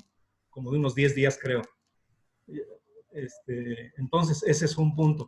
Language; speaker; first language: Spanish; native; Spanish